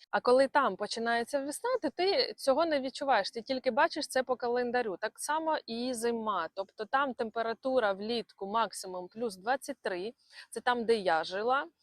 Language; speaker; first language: Ukrainian; non-native, local second language; Russian